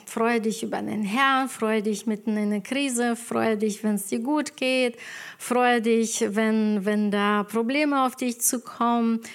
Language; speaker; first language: German; non-native, fluent; Ukrainian